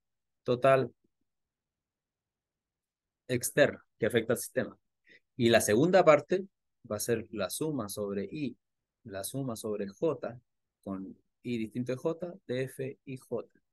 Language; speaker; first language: Spanish; native; Spanish